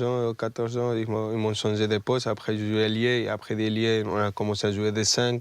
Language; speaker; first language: French; non-native, fluent; Spanish